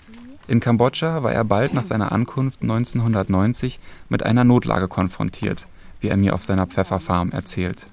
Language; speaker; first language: German; native; German